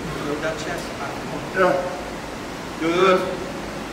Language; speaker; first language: English; native; English